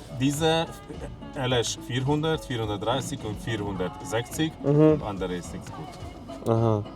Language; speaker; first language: German; non-native, learner; Hungarian